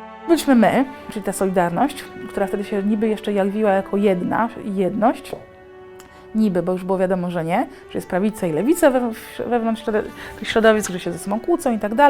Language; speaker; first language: Polish; native; Polish